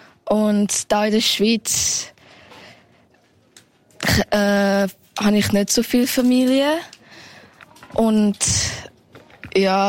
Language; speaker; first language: German; early bilingual, heritage; Thai